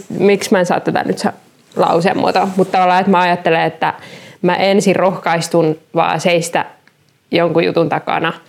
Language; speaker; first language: Finnish; native; Finnish